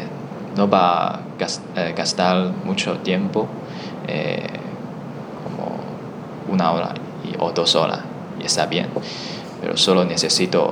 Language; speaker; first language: Spanish; non-native, learner; Chinese